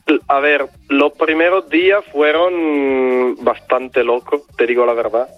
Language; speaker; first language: Spanish; non-native, fluent; Italian